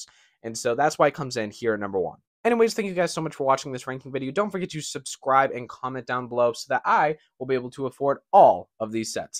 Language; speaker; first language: English; native; English